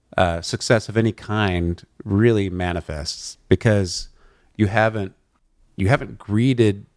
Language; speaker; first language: English; native; English